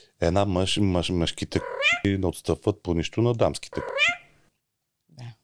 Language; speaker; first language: Bulgarian; native; Bulgarian